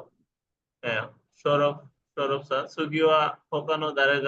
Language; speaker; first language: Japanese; non-native, fluent; Bangla